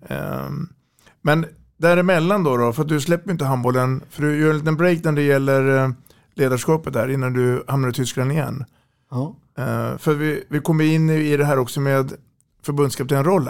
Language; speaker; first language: Swedish; native; Swedish